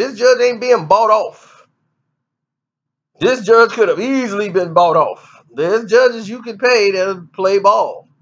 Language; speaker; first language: English; native; English